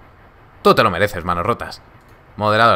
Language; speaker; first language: Spanish; native; Spanish